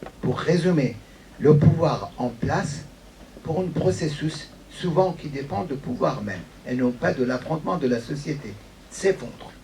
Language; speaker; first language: French; non-native, fluent; Persian